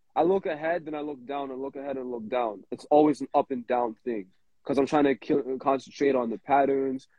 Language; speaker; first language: English; native; English